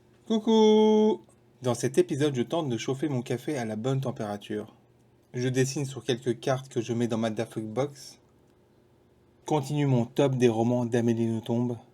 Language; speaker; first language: French; native; French